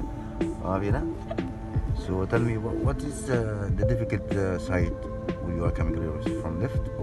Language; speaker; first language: English; non-native, local second language; Arabic